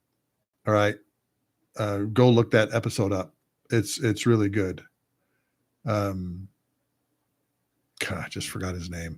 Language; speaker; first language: English; native; English